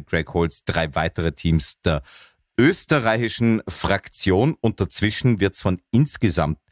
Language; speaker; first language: German; native; German